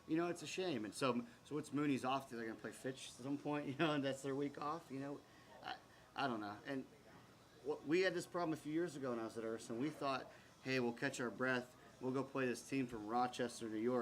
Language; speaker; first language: English; native; English